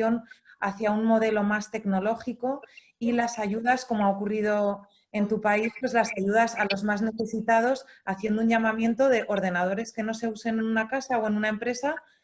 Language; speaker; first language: Spanish; native; Spanish